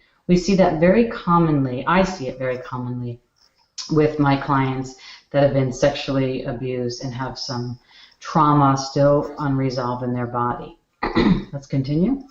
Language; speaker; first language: English; native; English